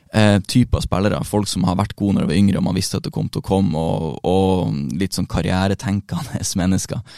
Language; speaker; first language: Norwegian; native; Norwegian